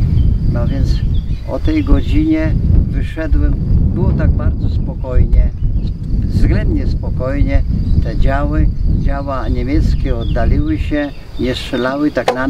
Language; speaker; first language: Polish; native; Polish